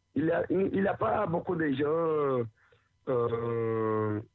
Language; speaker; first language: French; non-native, learner; Portuguese